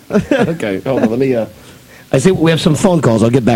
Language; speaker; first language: English; native; English